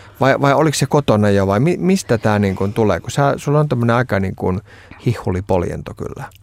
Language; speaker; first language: Finnish; native; Finnish